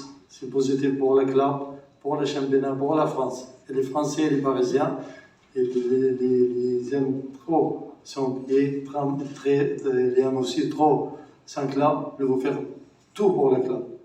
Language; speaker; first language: French; non-native, learner; Arabic